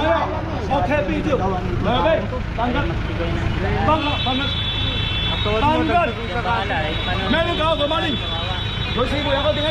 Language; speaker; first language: Filipino; non-native, learner; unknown